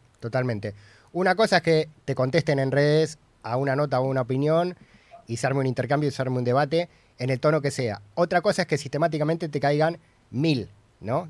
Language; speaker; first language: Spanish; native; Spanish